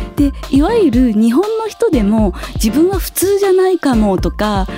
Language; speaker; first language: Japanese; native; Japanese